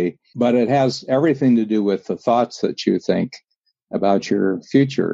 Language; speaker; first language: English; native; English